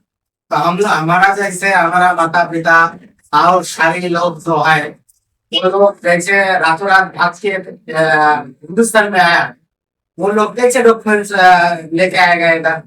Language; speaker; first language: Hindi; non-native, local second language; Bangla